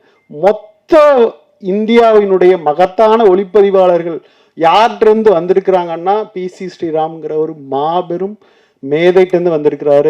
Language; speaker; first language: Tamil; native; Tamil